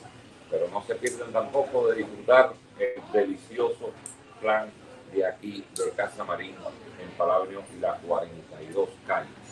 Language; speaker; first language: Spanish; native; Spanish